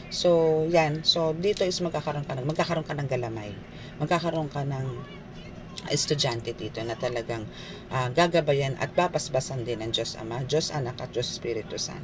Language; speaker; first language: Filipino; native; Filipino